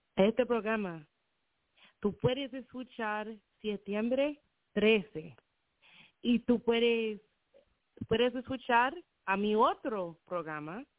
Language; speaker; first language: Spanish; non-native, learner; English